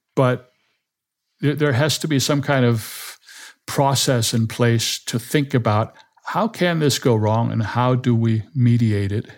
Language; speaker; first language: English; non-native, fluent; Danish